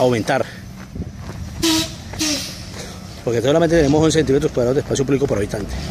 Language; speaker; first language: Spanish; native; Spanish